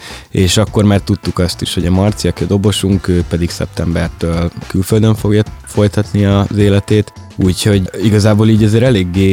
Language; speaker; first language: Hungarian; native; Hungarian